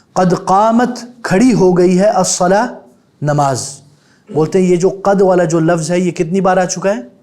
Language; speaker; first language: Urdu; native; Urdu